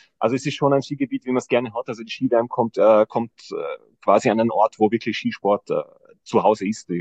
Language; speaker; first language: German; native; German